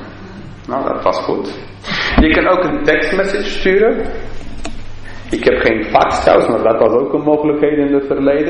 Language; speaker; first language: Dutch; non-native, fluent; English